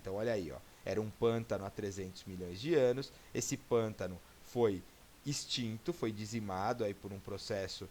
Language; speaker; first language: Portuguese; native; Portuguese